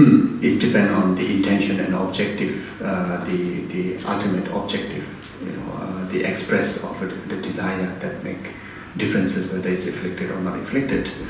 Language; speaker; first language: English; non-native, fluent; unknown